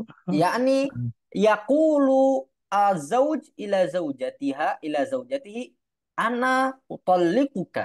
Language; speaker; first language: Arabic; non-native, fluent; Indonesian